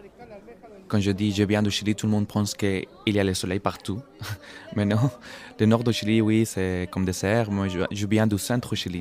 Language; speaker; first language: French; non-native, fluent; Spanish